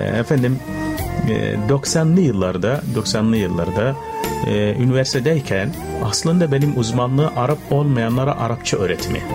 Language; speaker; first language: Turkish; non-native, fluent; Arabic